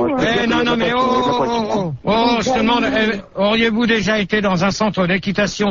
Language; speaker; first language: French; native; French